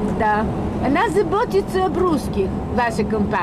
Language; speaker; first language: Russian; non-native, learner; Bulgarian